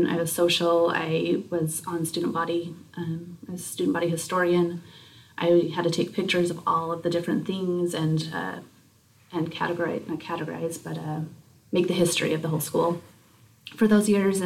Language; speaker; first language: English; native; English